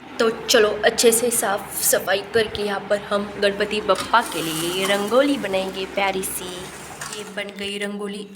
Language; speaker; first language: Hindi; non-native, local second language; Marathi